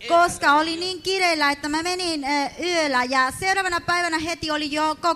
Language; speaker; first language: Finnish; non-native, fluent; Spanish